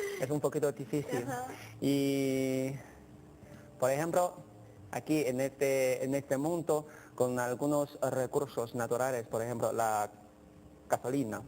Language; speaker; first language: Spanish; non-native, fluent; Chinese